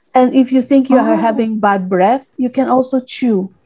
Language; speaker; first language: English; non-native, local second language; Cebuano